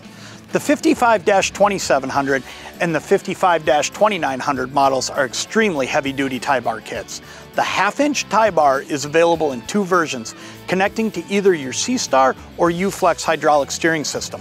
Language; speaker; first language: English; native; English